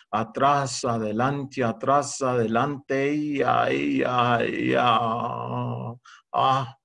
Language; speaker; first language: English; early bilingual, other home language; Spanish